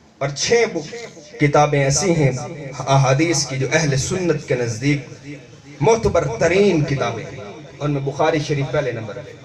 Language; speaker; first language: Urdu; non-native, local second language; Punjabi